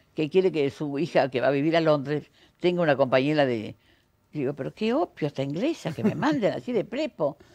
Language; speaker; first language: Spanish; native; Spanish